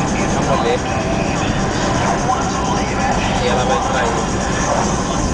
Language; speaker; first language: Portuguese; native; Portuguese